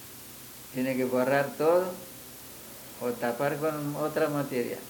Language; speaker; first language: Spanish; non-native, fluent; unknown